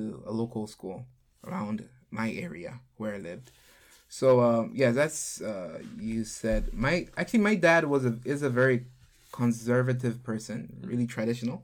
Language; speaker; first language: English; non-native, local second language; Korean